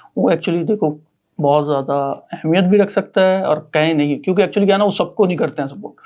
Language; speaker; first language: Hindi; native; Hindi